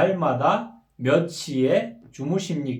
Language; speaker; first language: Korean; non-native, fluent; Kyrgyz